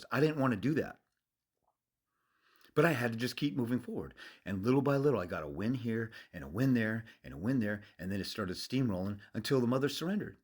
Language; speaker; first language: English; native; English